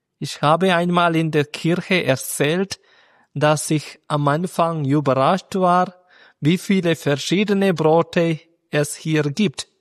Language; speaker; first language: German; non-native, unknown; Malayalam